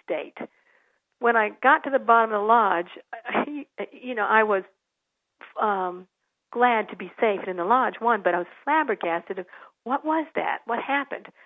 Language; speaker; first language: English; native; English